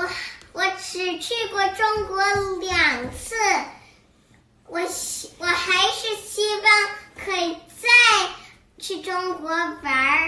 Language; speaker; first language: Chinese; early bilingual, heritage; Chinese